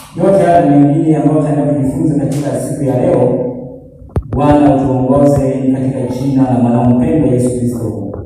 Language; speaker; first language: Swahili; native; Swahili